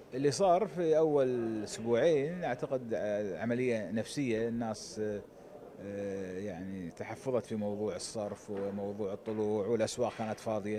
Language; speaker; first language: Arabic; native; Arabic